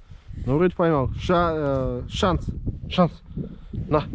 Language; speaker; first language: Russian; native; Russian